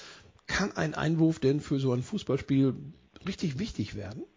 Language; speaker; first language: German; native; German